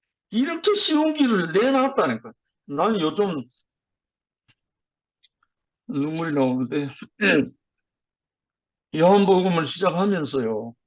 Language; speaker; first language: Korean; native; Korean